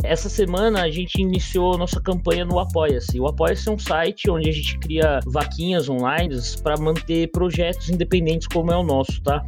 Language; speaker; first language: Portuguese; native; Portuguese